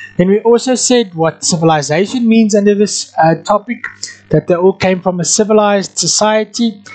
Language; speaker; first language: English; non-native, local second language; Afrikaans